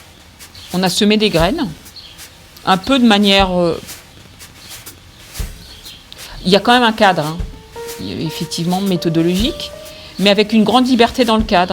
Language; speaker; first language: French; native; French